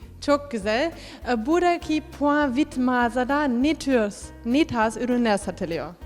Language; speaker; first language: Turkish; early bilingual, heritage; Turkish